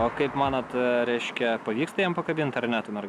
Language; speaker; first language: Lithuanian; native; Lithuanian